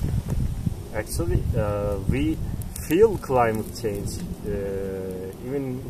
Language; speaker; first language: English; non-native, learner; Turkish